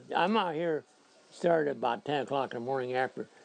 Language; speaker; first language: English; native; English